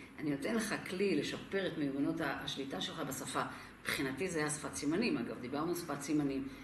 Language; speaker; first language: Hebrew; non-native, local second language; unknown